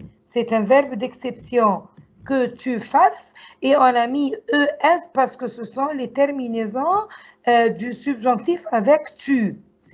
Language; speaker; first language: French; non-native, learner; Arabic